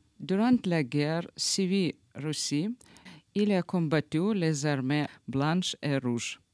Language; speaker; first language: French; non-native, learner; Ukrainian